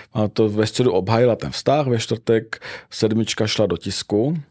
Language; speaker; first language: Czech; non-native, fluent; Armenian